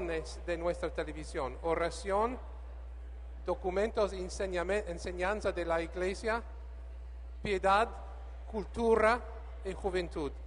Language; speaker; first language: Spanish; non-native, learner; English